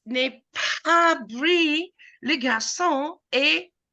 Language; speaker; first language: French; non-native, fluent; English